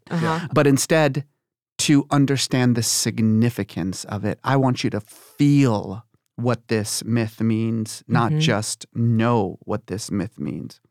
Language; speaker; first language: English; early bilingual, other home language; Persian